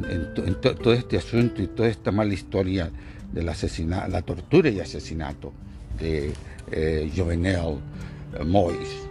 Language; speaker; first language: Spanish; native; Spanish